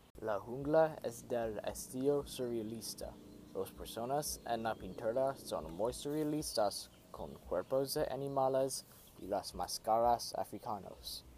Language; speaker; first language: Spanish; non-native, learner; English